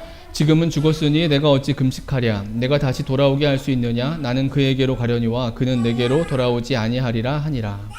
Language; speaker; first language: Korean; native; Korean